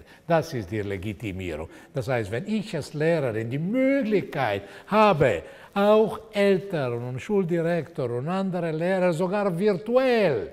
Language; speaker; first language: German; non-native, fluent; Portuguese